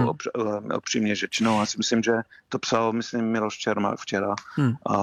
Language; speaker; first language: Czech; non-native, fluent; English